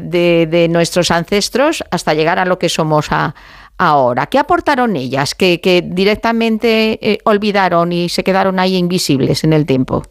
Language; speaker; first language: Spanish; native; Spanish